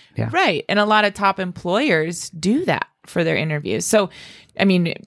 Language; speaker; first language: English; native; English